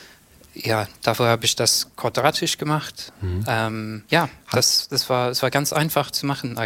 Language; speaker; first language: German; non-native, learner; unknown